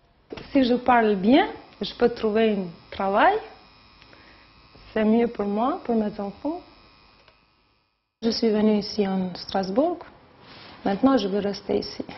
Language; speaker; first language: French; non-native, learner; Albanian